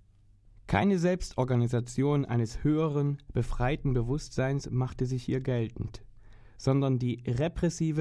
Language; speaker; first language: German; native; German